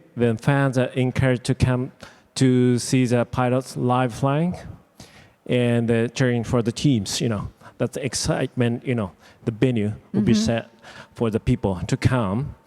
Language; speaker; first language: English; non-native, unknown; Japanese